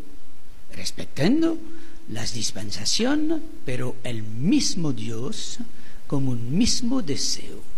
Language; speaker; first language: Spanish; non-native, fluent; French